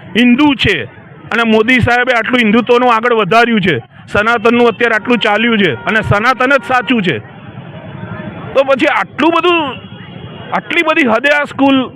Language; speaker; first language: Gujarati; native; Gujarati